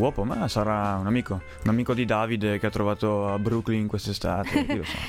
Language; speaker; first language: Italian; native; Italian